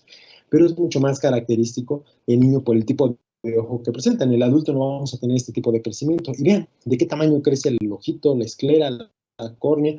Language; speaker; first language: Spanish; native; Spanish